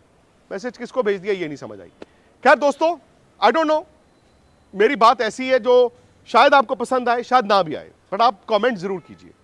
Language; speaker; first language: Hindi; native; Hindi